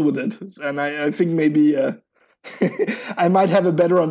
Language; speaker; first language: English; non-native, fluent; Danish